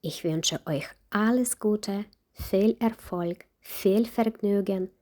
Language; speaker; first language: German; non-native, fluent; Ukrainian